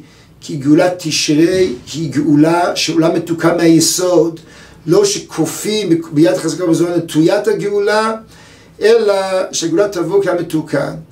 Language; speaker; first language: Hebrew; native; Hebrew